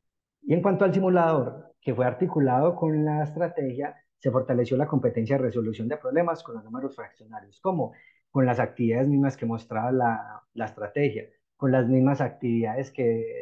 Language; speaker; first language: Spanish; native; Spanish